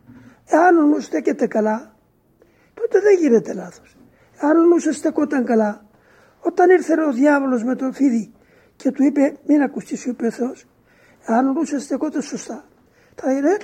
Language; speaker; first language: Greek; native; Greek